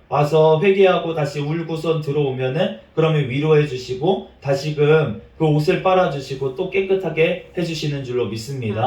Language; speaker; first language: Korean; native; Korean